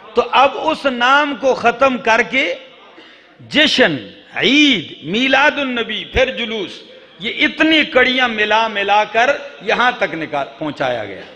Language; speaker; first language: Urdu; non-native, local second language; Punjabi